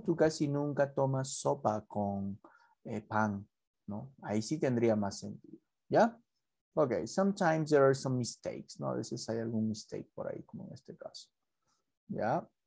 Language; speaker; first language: Spanish; native; Spanish